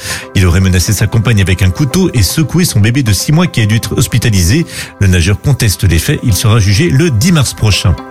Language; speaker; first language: French; native; French